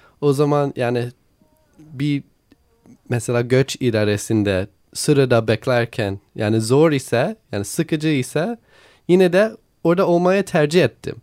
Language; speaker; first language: Turkish; non-native, learner; English